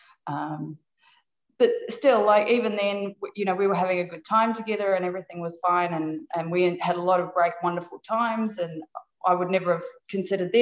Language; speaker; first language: English; native; English